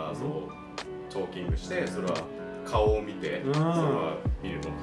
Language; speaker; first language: Japanese; native; Japanese